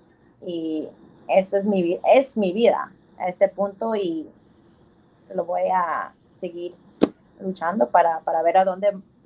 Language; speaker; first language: Spanish; early bilingual, heritage; Spanish